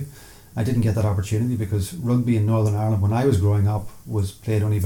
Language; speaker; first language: English; native; English